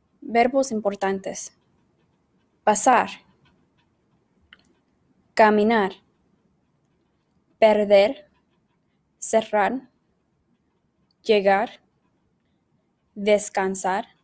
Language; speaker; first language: Spanish; non-native, learner; English